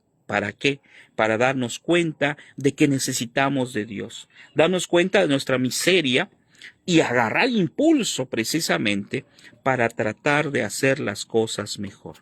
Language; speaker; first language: Spanish; native; Spanish